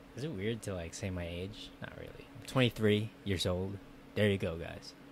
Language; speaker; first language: English; early bilingual, other home language; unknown